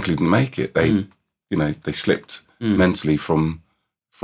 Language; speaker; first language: English; native; English